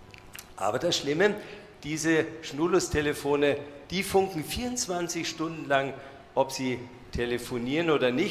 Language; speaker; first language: German; native; German